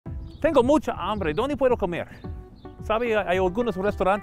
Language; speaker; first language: Spanish; non-native, fluent; English